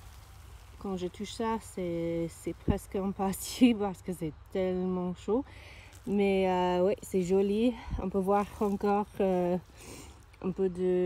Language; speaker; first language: French; non-native, fluent; English